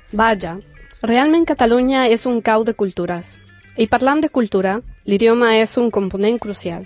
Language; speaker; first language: Catalan; non-native, learner; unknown